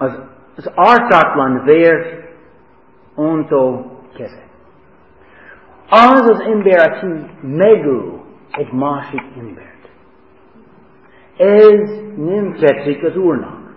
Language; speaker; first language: Hungarian; non-native, fluent; English